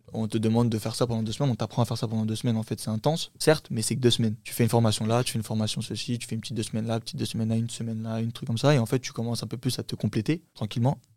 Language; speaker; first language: French; early bilingual, other home language; Turkish